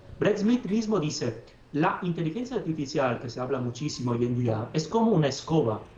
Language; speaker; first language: Spanish; non-native, fluent; Italian